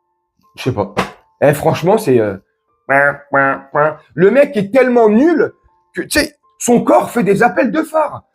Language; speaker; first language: French; native; French